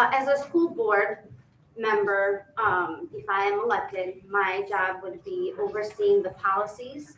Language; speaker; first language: English; early bilingual, other home language; Albanian